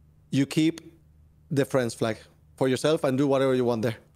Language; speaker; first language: English; non-native, fluent; Spanish